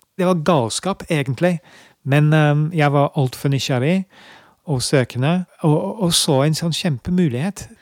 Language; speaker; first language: Norwegian; non-native, fluent; English